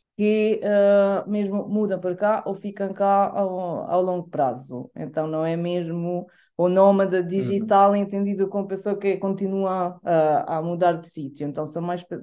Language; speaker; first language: Portuguese; non-native, fluent; Italian